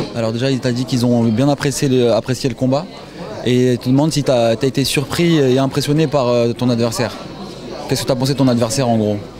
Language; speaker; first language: French; native; French